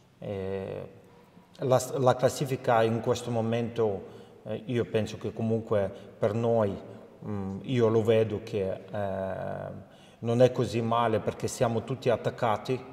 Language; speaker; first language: Italian; non-native, fluent; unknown